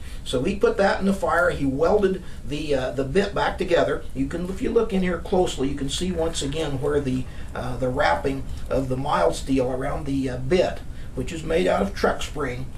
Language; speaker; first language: English; native; English